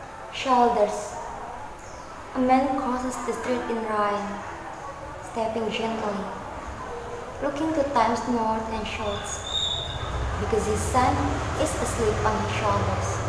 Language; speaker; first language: English; non-native, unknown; Indonesian